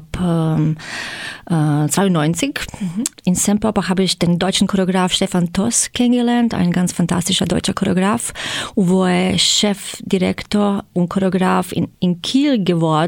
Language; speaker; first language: German; non-native, fluent; Croatian